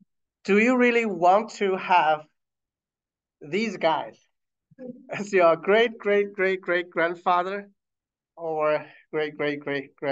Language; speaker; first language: English; non-native, fluent; Chinese